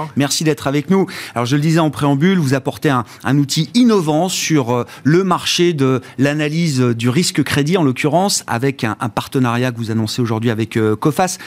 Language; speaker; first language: French; native; French